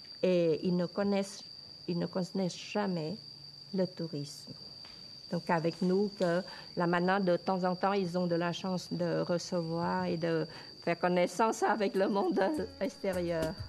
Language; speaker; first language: French; non-native, fluent; Vietnamese